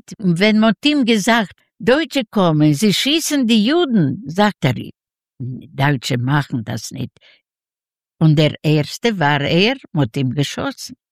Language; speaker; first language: German; non-native, learner; Yiddish